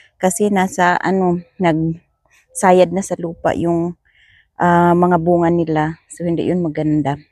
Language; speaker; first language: Filipino; non-native, local second language; Masbatenyo